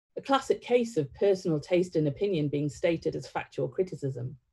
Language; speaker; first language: English; native; English